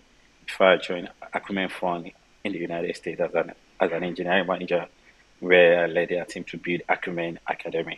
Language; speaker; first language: English; non-native, local second language; Yoruba